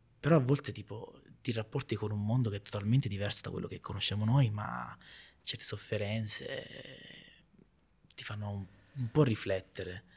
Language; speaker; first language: Italian; native; Italian